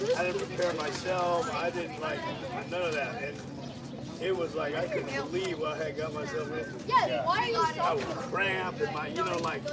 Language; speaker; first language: English; native; English